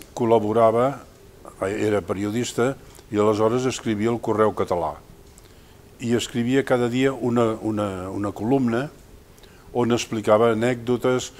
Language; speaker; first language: Catalan; native; Catalan